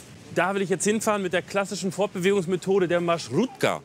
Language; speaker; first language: German; native; German